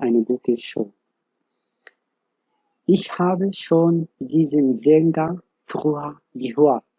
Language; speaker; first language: German; non-native, fluent; Arabic